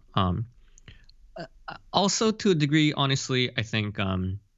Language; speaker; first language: English; early bilingual, heritage; Japanese